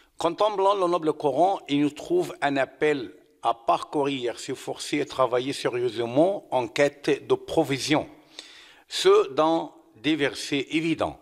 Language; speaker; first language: French; non-native, fluent; Arabic